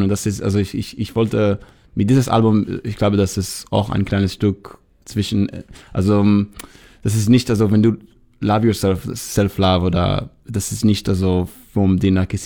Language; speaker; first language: German; non-native, learner; Hebrew